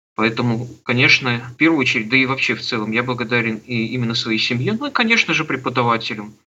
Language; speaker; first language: Russian; native; Russian